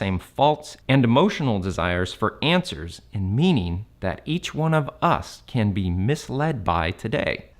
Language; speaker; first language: English; native; English